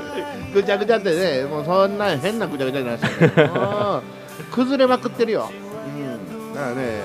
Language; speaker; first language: Japanese; native; Japanese